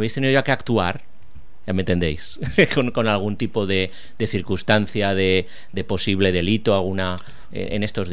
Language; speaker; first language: Spanish; native; Spanish